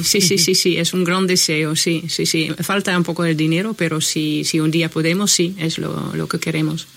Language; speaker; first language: Spanish; non-native, fluent; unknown